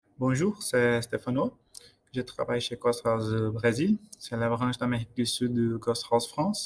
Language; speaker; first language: French; non-native, fluent; Portuguese